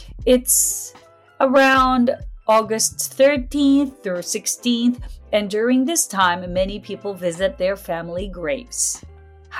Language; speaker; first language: English; non-native, fluent; Japanese